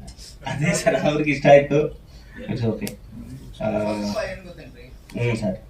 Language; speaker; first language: Kannada; non-native, learner; Telugu